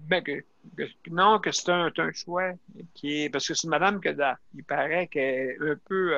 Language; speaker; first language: French; native; French